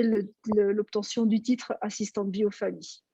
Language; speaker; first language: French; native; French